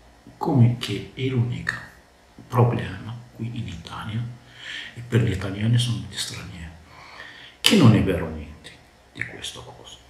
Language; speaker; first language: Italian; non-native, learner; Arabic